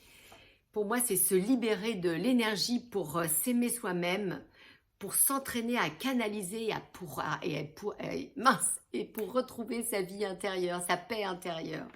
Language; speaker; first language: French; native; French